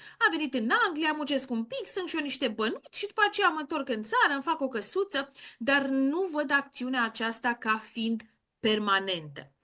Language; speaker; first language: Romanian; native; Romanian